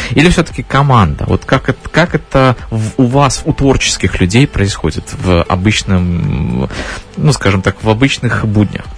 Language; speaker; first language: Russian; native; Russian